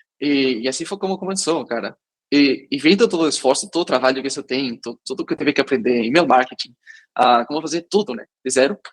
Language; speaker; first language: Portuguese; non-native, fluent; Catalan